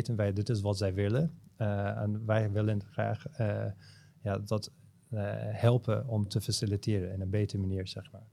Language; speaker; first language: Dutch; non-native, fluent; English